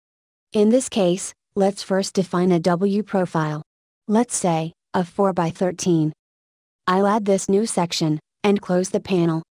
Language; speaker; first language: English; non-native, fluent; Spanish